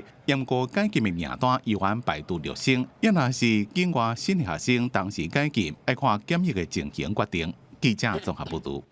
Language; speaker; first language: Chinese; native; Chinese